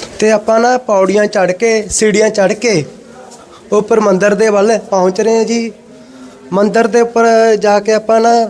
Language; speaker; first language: Punjabi; native; Punjabi